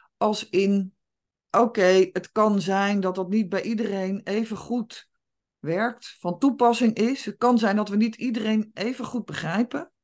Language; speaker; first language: Dutch; native; Dutch